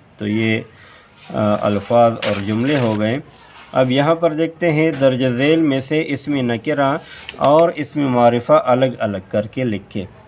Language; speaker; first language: Urdu; non-native, local second language; Pashto